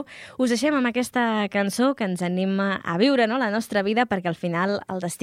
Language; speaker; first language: Catalan; native; Catalan